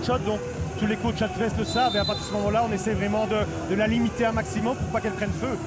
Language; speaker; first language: French; native; French